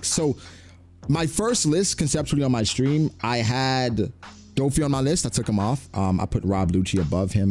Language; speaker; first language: English; native; English